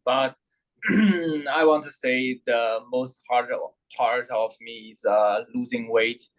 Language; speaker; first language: English; non-native, learner; Thai